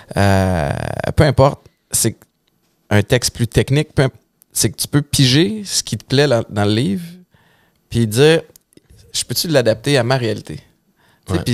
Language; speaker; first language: French; native; French